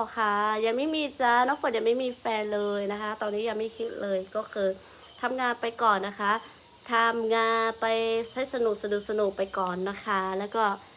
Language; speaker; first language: Thai; non-native, local second language; Lahu